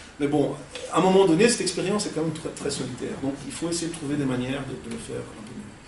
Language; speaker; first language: French; non-native, fluent; Portuguese